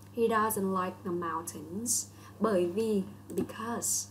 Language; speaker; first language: English; non-native, local second language; Vietnamese